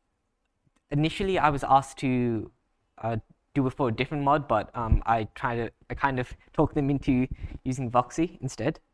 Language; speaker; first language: English; native; English